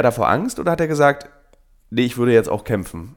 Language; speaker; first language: German; native; German